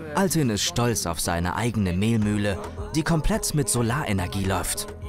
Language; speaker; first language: German; native; German